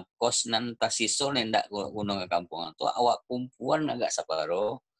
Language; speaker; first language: Indonesian; native; Indonesian